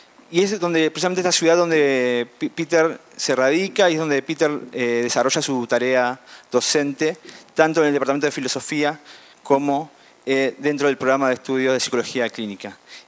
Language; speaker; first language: Spanish; native; Spanish